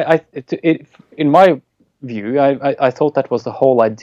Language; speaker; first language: English; non-native, fluent; Norwegian